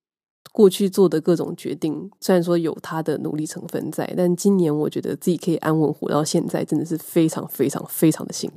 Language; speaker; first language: Chinese; native; Chinese